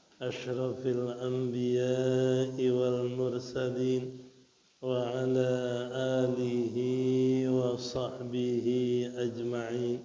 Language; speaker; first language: Arabic; non-native, fluent; Indonesian